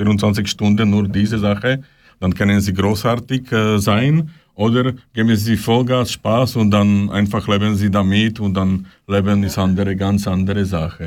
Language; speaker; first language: German; non-native, learner; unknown